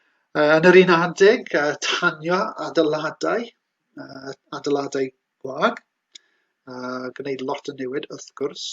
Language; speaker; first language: Welsh; native; Welsh